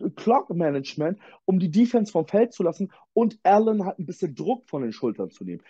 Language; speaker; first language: German; native; German